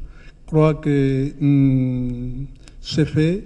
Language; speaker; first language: French; non-native, fluent; Spanish